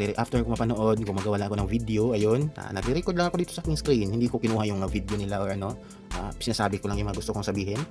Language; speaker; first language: Filipino; non-native, local second language; Cebuano